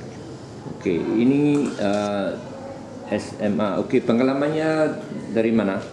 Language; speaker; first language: Malay; native; Malay